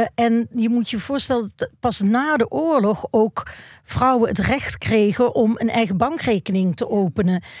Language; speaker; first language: Dutch; native; Dutch